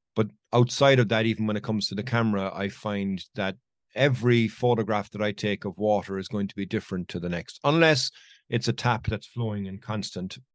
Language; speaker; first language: English; native; English